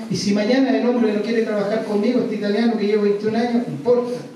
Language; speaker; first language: Spanish; native; Spanish